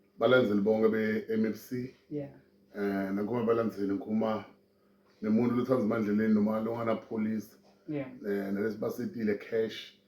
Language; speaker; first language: Zulu; non-native, local second language; Swati